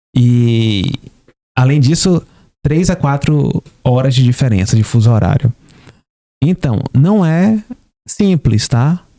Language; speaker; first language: Portuguese; native; Portuguese